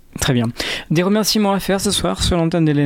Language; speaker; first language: French; native; French